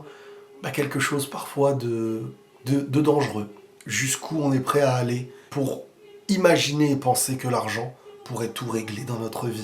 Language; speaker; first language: French; native; French